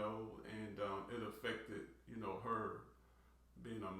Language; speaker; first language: English; native; English